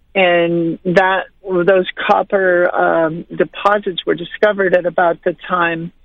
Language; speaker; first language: English; native; English